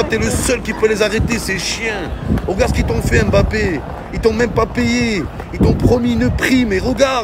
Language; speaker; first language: French; native; French